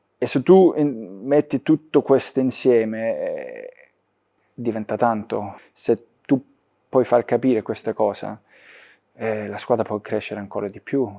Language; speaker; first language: Italian; non-native, fluent; Danish